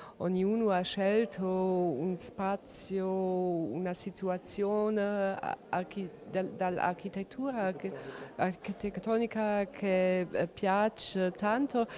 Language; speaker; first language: Italian; non-native, learner; German